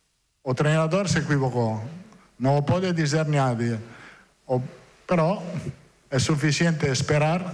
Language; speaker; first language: Portuguese; non-native, fluent; Italian